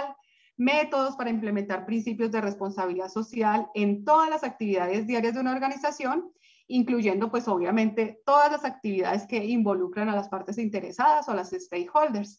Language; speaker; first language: Spanish; native; Spanish